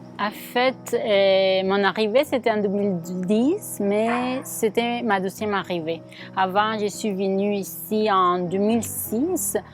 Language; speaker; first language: French; non-native, fluent; Spanish